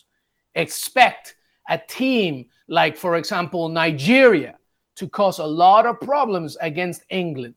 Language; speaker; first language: English; native; English